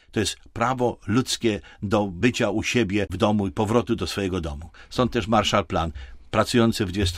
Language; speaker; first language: Polish; native; Polish